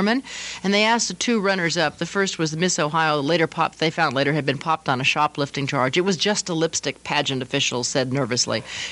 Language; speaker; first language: English; native; English